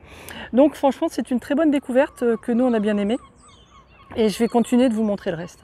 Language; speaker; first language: French; native; French